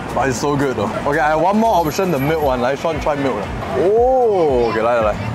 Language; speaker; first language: English; native; English